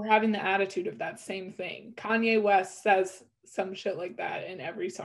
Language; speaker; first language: English; native; English